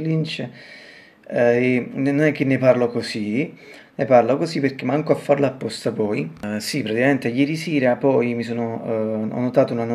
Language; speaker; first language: Italian; native; Italian